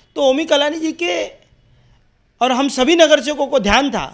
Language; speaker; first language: Hindi; non-native, local second language; Marathi